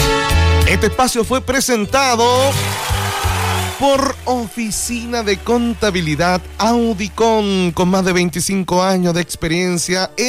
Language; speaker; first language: Spanish; native; Spanish